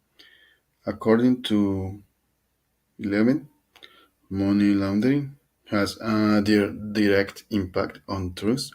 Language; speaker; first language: English; non-native, learner; Spanish